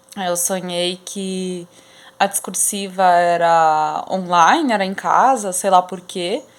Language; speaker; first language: Portuguese; native; Portuguese